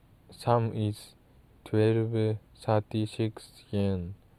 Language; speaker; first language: English; non-native, learner; Japanese